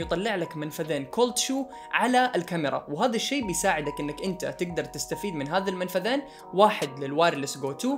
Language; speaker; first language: Arabic; native; Arabic